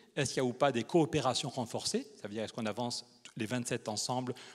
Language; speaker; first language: French; native; French